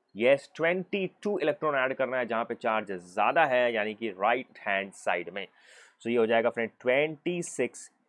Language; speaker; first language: Hindi; native; Hindi